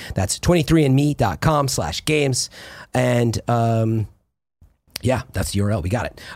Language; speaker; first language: English; early bilingual, other home language; Italian